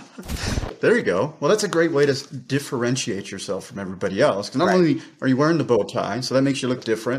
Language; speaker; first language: English; native; English